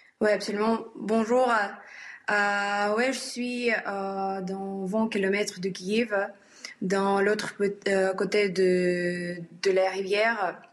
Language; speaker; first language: French; non-native, learner; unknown